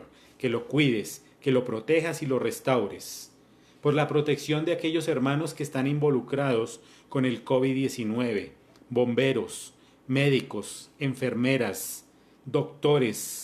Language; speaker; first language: Spanish; native; Spanish